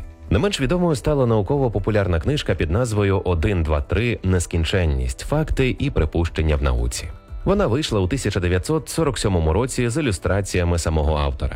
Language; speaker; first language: Ukrainian; native; Ukrainian